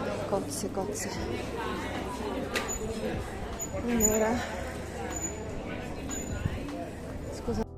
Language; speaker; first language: Italian; non-native, learner; Russian